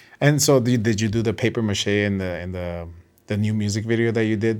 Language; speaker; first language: English; early bilingual, other home language; Spanish